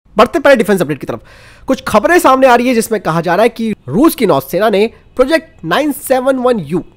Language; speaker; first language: Hindi; native; Hindi